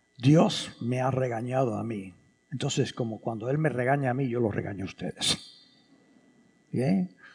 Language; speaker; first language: Spanish; early bilingual, heritage; English